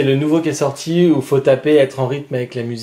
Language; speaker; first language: French; native; French